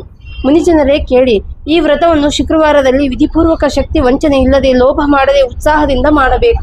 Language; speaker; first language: Kannada; native; Kannada